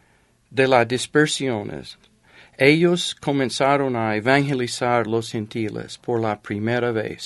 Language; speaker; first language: Spanish; non-native, fluent; English